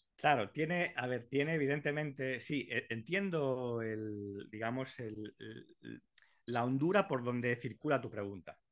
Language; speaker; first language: Spanish; native; Spanish